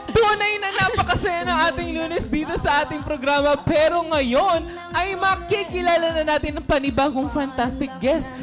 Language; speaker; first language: Filipino; native; Filipino